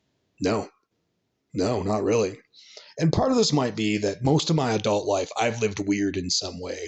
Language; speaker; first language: English; native; English